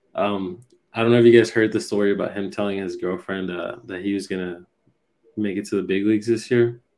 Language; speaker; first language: English; native; English